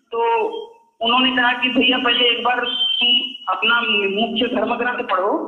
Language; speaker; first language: Hindi; native; Hindi